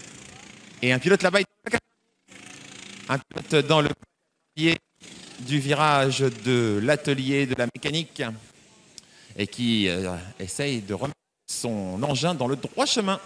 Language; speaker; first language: French; native; French